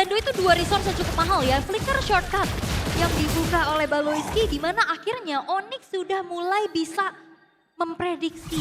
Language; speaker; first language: Indonesian; native; Indonesian